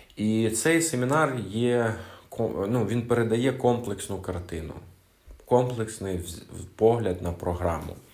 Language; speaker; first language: Ukrainian; non-native, local second language; Russian